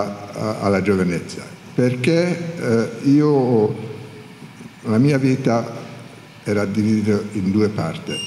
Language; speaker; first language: Italian; non-native, learner; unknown